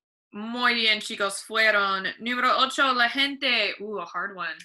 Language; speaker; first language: Spanish; non-native, fluent; English